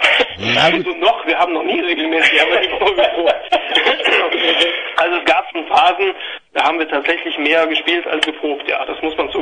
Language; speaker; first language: German; native; German